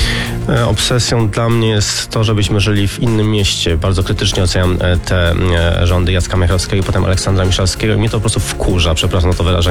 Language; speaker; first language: Polish; native; Polish